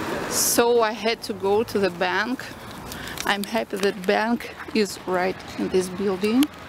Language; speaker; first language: English; non-native, learner; Russian